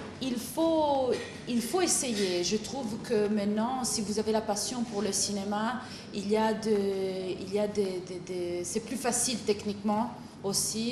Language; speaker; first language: French; non-native, fluent; Italian